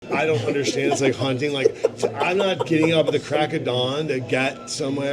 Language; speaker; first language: English; native; English